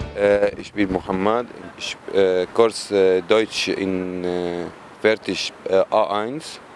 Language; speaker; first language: German; non-native, learner; Arabic